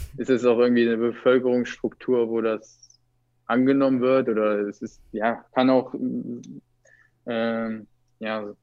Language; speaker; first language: German; native; German